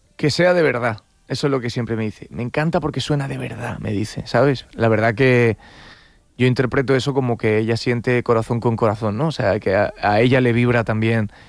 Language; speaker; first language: Spanish; native; Spanish